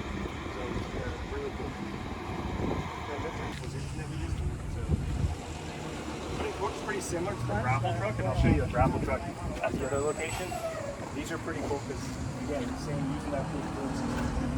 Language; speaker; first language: English; native; English